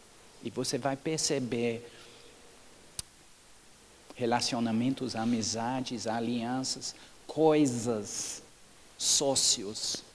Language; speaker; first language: Portuguese; non-native, fluent; English